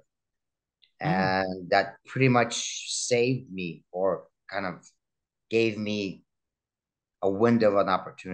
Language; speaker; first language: English; early bilingual, other home language; Russian